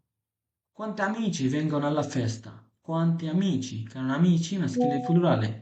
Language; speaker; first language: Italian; non-native, fluent; Bangla